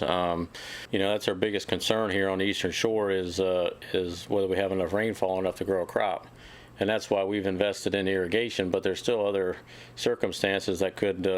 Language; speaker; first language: English; native; English